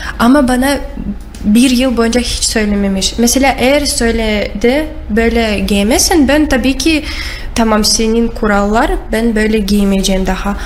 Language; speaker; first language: Turkish; non-native, learner; Russian